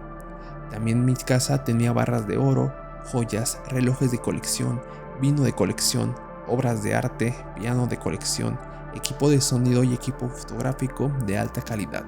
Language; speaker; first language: Spanish; native; Spanish